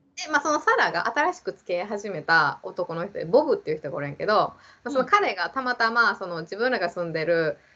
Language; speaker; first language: Japanese; native; Japanese